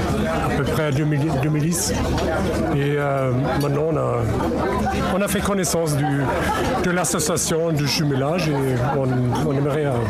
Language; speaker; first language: French; non-native, fluent; German